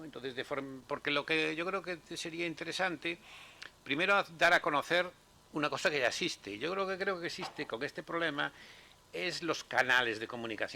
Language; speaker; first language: Spanish; native; Spanish